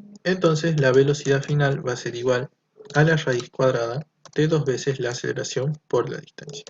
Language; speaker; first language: Spanish; native; Spanish